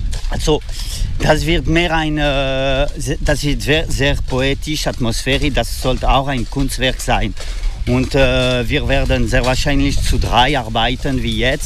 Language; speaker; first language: German; non-native, fluent; French